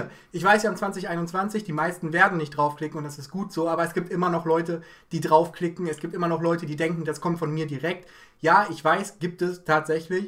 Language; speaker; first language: German; native; German